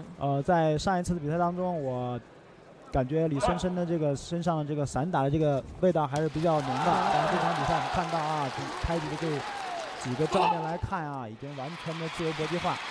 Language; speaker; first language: Chinese; native; Chinese